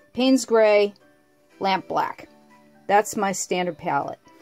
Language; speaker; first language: English; native; English